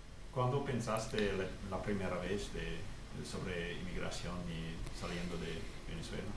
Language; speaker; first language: Spanish; non-native, fluent; English